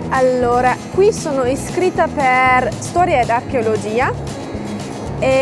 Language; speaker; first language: Italian; non-native, fluent; German